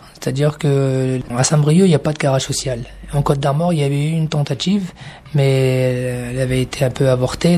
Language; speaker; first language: French; native; French